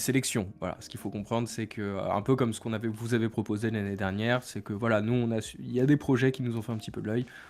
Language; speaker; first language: French; native; French